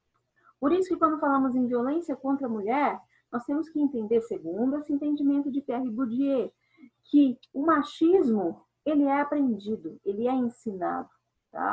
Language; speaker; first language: Portuguese; native; Portuguese